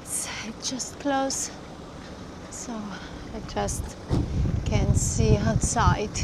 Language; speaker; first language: English; non-native, learner; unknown